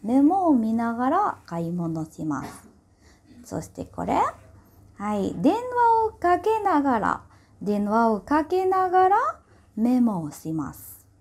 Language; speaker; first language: Japanese; non-native, fluent; Indonesian